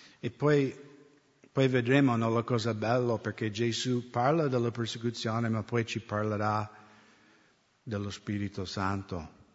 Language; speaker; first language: Italian; non-native, fluent; English